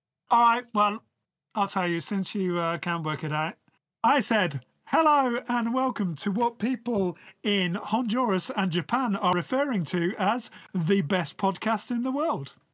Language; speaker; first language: English; native; English